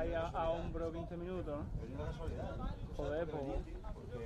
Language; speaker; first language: Spanish; native; Spanish